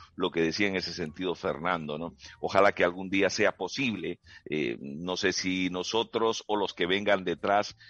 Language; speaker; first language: Spanish; native; Spanish